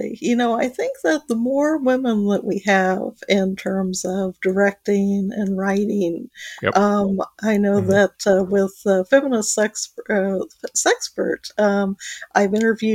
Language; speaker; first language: English; native; English